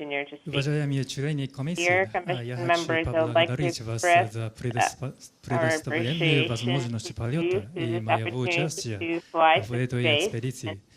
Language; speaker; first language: Russian; non-native, fluent; Japanese